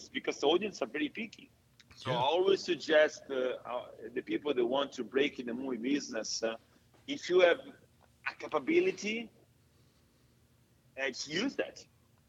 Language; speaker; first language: English; non-native, fluent; Italian